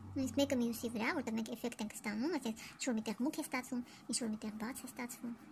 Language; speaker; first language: Armenian; early bilingual, heritage; Armenian